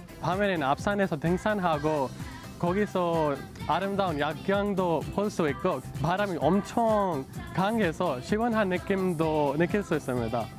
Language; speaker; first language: Korean; non-native, fluent; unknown